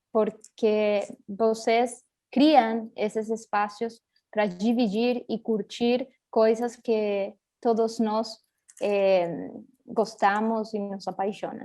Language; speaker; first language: Portuguese; early bilingual, heritage; Portuguese